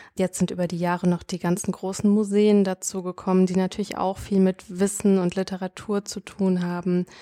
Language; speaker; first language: German; native; German